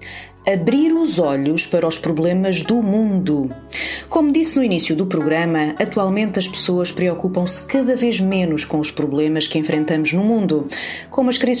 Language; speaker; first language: Portuguese; native; Portuguese